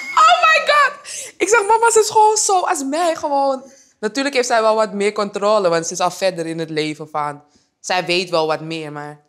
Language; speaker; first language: Dutch; early bilingual, other home language; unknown